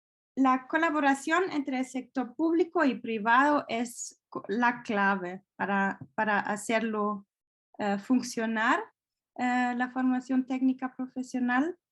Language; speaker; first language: Spanish; non-native, fluent; German